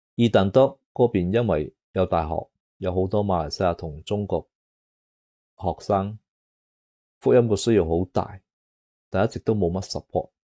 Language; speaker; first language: Cantonese; native; Cantonese